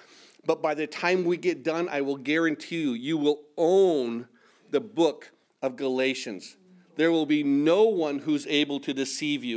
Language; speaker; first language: English; native; English